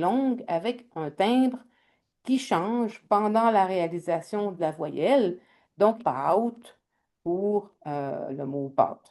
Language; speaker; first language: French; native; French